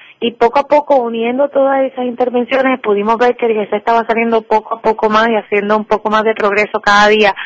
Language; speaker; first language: Spanish; native; Spanish